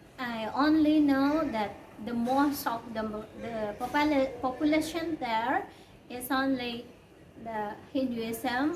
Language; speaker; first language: English; non-native, learner; Indonesian